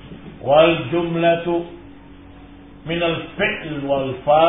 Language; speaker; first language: Arabic; non-native, learner; Indonesian